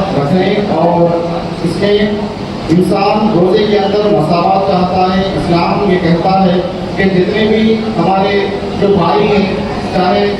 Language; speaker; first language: Urdu; native; Urdu